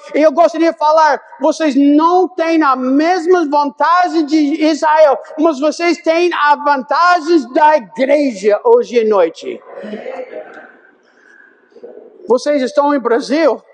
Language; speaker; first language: Portuguese; non-native, fluent; English